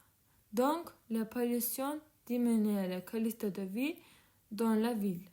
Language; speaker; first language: French; non-native, learner; Turkish